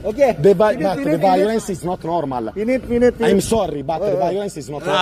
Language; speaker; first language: English; non-native, learner; Italian